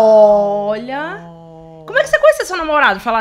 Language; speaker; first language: Portuguese; native; Portuguese